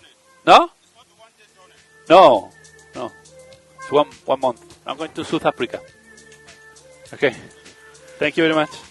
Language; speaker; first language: English; non-native, learner; Spanish